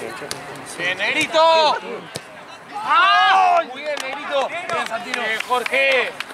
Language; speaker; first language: Spanish; native; Spanish